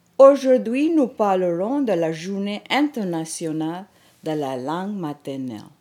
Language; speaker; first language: French; non-native, fluent; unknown